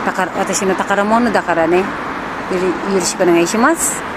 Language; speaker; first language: Japanese; non-native, learner; Filipino